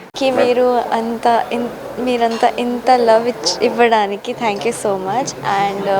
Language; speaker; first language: Telugu; non-native, learner; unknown